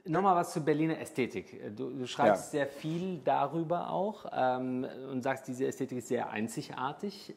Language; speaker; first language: German; native; German